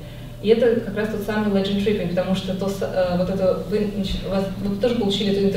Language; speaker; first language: Russian; native; Russian